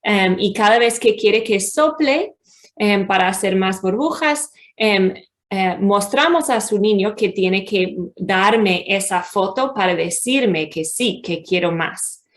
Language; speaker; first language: Spanish; non-native, fluent; English